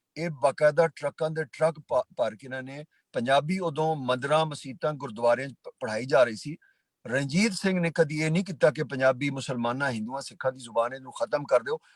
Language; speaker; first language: Punjabi; native; Punjabi